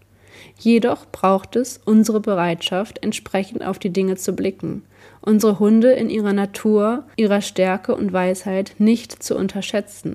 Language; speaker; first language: German; native; German